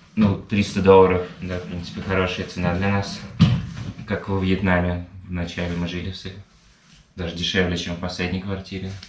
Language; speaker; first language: Russian; native; Russian